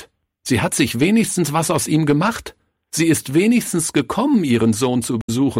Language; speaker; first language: German; native; German